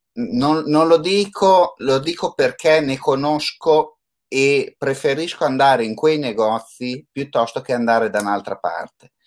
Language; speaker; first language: Italian; native; Italian